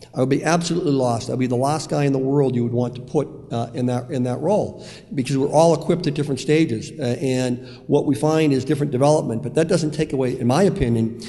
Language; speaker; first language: English; native; English